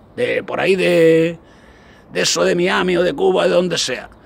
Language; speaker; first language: Spanish; native; Spanish